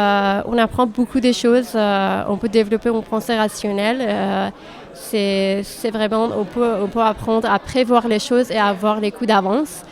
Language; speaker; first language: French; non-native, fluent; Persian